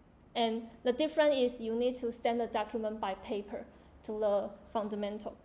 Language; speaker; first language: English; non-native, learner; Chinese